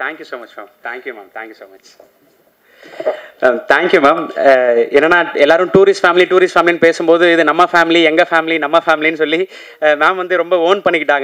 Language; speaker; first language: Tamil; native; Tamil